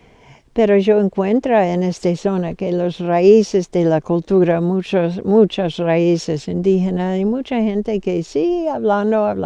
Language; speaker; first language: Spanish; non-native, fluent; English